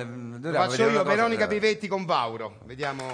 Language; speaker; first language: Italian; native; Italian